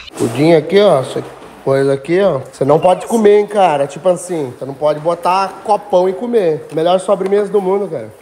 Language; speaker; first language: Portuguese; native; Portuguese